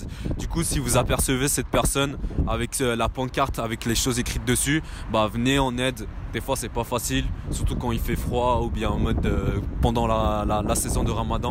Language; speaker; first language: French; native; French